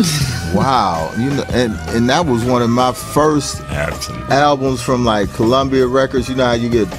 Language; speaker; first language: English; native; English